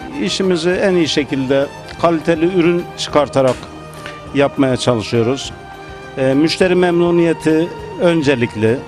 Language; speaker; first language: Turkish; native; Turkish